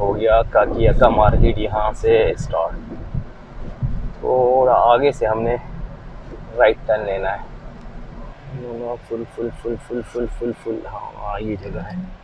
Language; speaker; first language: Hindi; native; Hindi